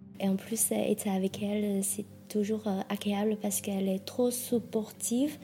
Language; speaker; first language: French; non-native, fluent; Chinese